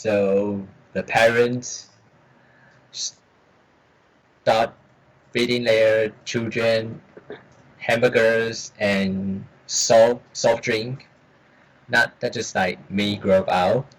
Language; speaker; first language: English; non-native, learner; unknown